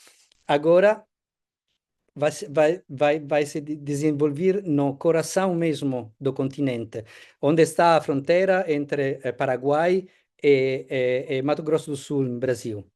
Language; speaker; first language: Portuguese; non-native, fluent; Italian